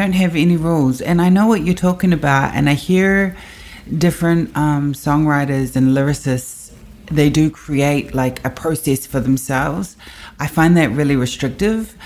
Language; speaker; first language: English; native; English